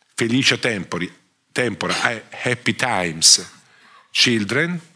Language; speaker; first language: English; non-native, fluent; Italian